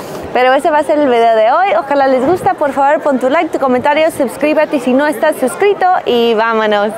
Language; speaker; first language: Spanish; non-native, fluent; English